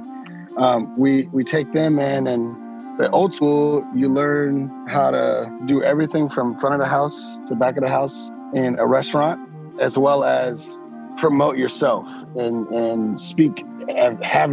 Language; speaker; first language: English; native; English